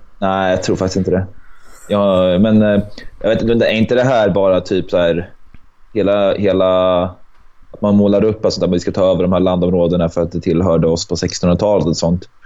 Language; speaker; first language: Swedish; native; Swedish